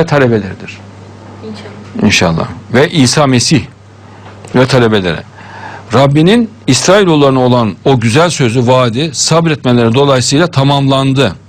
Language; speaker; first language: Turkish; native; Turkish